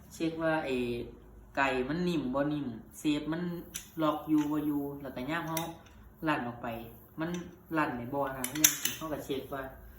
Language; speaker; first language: Thai; native; Thai